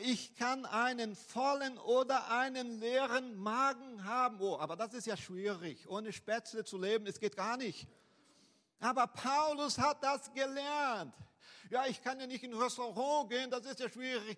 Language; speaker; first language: German; non-native, fluent; Portuguese